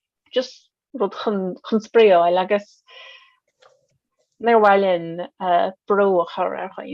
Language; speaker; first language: Irish; non-native, learner; English